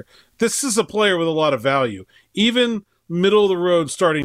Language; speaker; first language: English; native; English